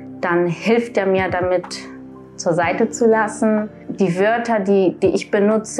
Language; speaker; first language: German; early bilingual, other home language; Spanish